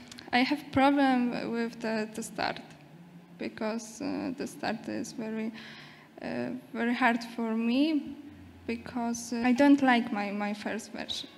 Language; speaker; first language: English; non-native, learner; Polish